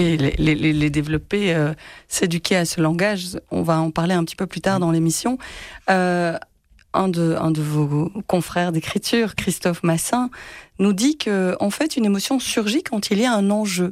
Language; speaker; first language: French; native; French